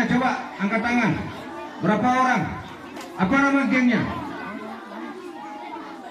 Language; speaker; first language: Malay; non-native, local second language; Balinese